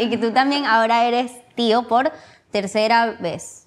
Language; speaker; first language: Spanish; early bilingual, heritage; Spanish